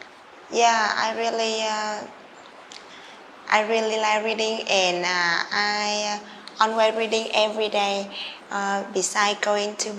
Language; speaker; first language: English; non-native, learner; Vietnamese